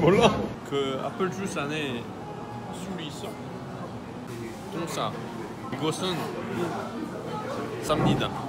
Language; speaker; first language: Korean; non-native, learner; French